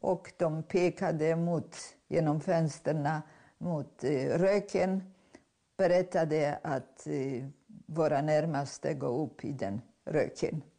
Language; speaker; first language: Swedish; non-native, fluent; Polish